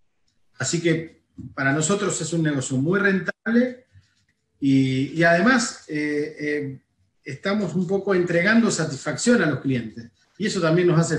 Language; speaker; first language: Spanish; native; Spanish